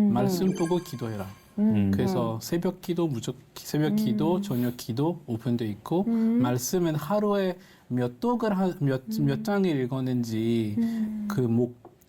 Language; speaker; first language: Korean; non-native, fluent; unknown